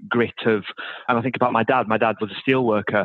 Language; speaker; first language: English; native; English